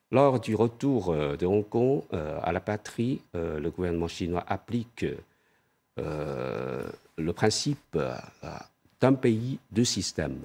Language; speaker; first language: French; non-native, fluent; Chinese